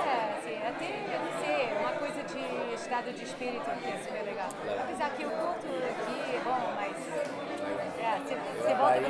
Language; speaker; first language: Portuguese; non-native, fluent; English